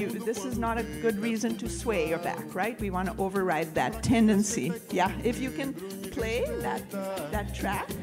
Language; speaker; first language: English; native; English